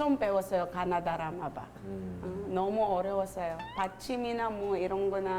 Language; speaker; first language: Korean; non-native, learner; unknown